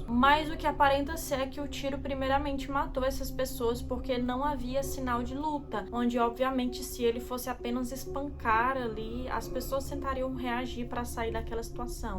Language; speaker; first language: Portuguese; native; Portuguese